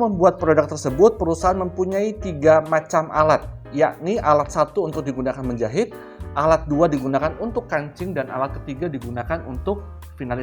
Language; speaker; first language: Indonesian; native; Indonesian